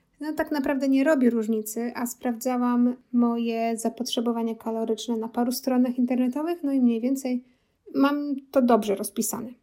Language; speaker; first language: Polish; native; Polish